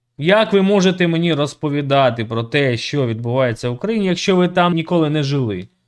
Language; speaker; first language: Ukrainian; native; Ukrainian